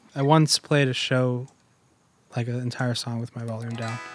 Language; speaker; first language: English; early bilingual, other home language; German